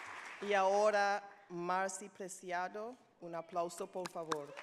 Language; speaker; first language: Spanish; non-native, learner; English